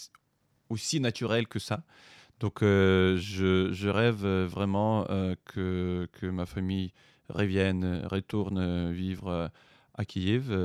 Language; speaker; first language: French; non-native, fluent; Ukrainian